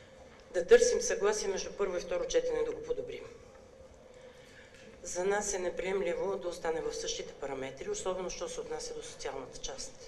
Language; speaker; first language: Bulgarian; native; Bulgarian